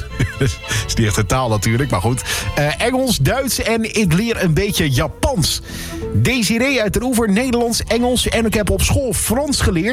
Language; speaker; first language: Dutch; native; Dutch